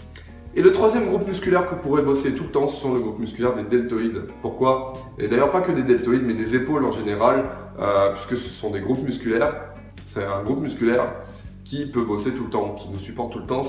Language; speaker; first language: French; native; French